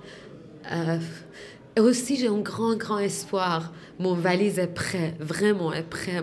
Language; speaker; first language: French; non-native, fluent; Persian